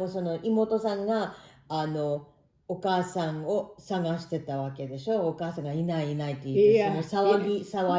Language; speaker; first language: Japanese; early bilingual, heritage; Japanese